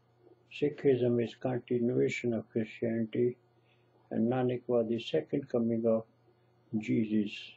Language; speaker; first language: English; non-native, local second language; Punjabi